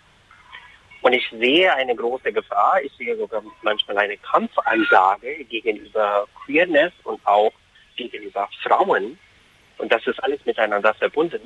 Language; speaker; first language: German; non-native, fluent; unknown